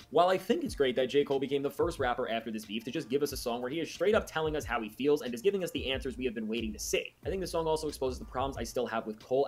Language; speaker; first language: English; native; English